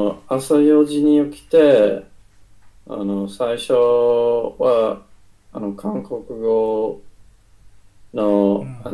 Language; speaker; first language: Japanese; non-native, learner; English